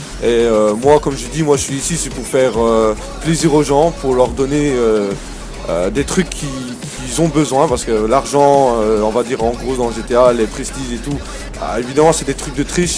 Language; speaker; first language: French; native; French